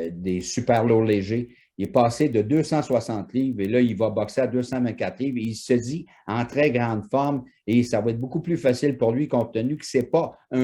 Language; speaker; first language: French; native; French